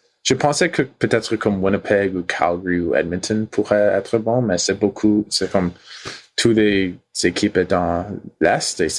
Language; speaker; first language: French; non-native, learner; English